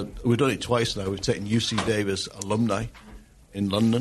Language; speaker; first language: English; native; English